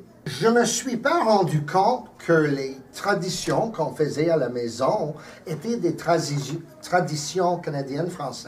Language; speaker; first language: French; non-native, local second language; English